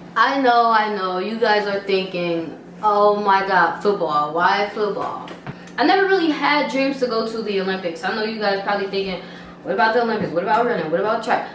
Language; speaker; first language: English; native; English